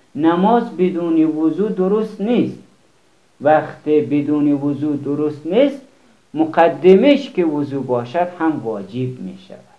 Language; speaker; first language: Persian; native; Persian